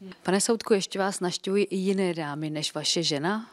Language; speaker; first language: Czech; native; Czech